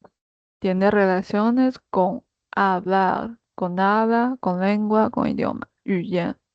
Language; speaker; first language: Spanish; non-native, fluent; Chinese